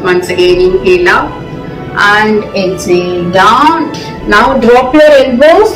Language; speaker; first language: English; non-native, local second language; Tamil